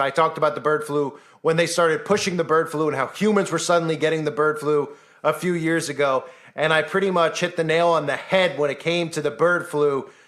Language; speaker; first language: English; native; English